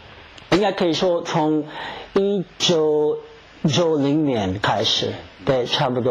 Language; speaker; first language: Chinese; non-native, fluent; English